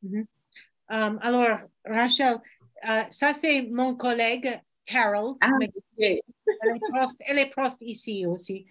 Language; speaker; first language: French; non-native, fluent; English